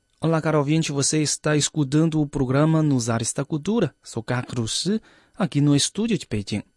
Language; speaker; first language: Portuguese; non-native, fluent; Chinese